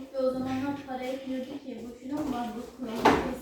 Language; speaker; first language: Turkish; native; Turkish